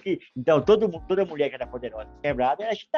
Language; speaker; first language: Portuguese; native; Portuguese